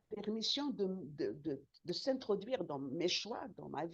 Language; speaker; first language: French; non-native, local second language; Arabic